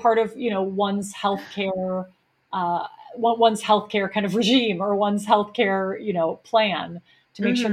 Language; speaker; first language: English; native; English